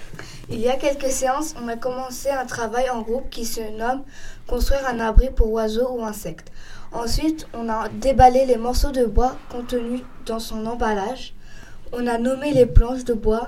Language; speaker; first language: French; native; French